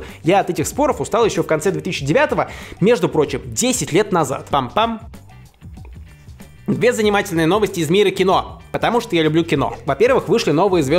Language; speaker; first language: Russian; native; Russian